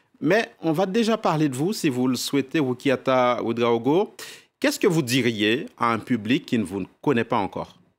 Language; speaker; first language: French; native; French